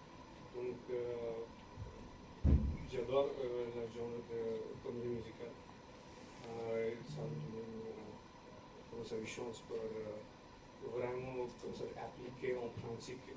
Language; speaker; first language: French; non-native, learner; English